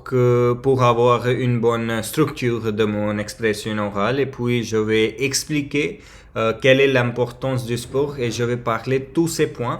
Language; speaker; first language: French; non-native, learner; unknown